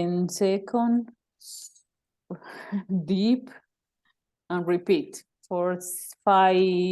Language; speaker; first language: English; non-native, learner; Spanish